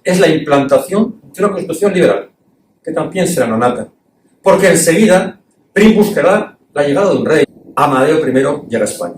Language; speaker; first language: Spanish; native; Spanish